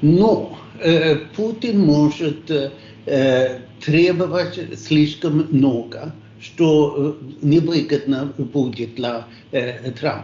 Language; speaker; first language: Russian; non-native, fluent; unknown